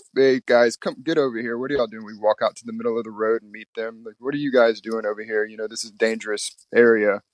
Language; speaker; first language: English; native; English